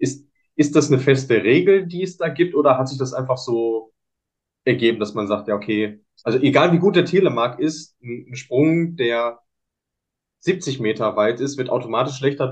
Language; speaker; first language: German; native; German